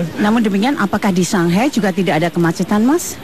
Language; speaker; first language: Indonesian; native; Indonesian